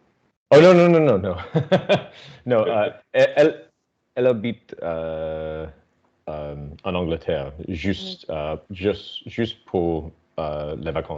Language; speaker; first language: French; non-native, learner; English